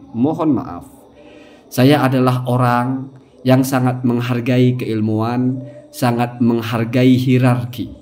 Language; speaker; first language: Indonesian; non-native, local second language; Madurese